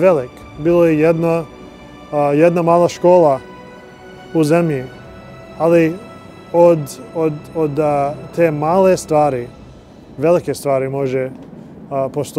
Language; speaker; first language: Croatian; non-native, learner; English